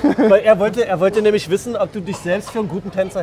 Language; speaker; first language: German; native; German